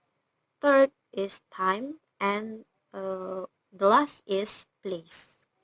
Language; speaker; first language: English; non-native, learner; Indonesian